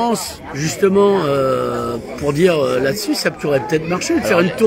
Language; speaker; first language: French; native; French